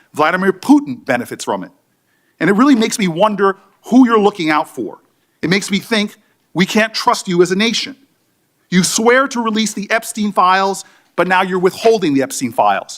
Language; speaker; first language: English; native; English